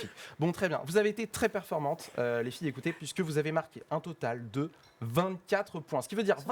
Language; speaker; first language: French; native; French